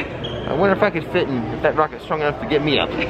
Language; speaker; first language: English; native; English